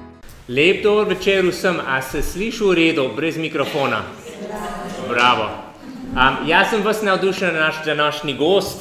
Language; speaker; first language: Slovenian; non-native, learner; English